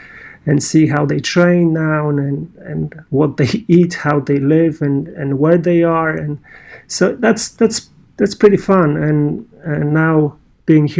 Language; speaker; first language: English; non-native, fluent; Polish